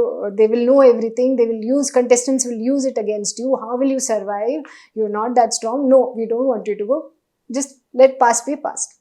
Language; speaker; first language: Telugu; non-native, local second language; Hindi